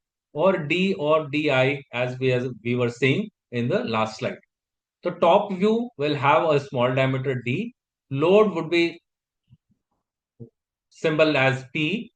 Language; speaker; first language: English; non-native, local second language; Hindi